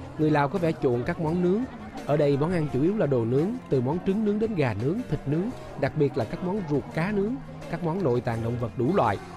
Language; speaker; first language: Vietnamese; native; Vietnamese